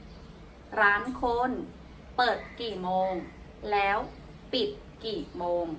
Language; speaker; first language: Thai; non-native, fluent; Burmese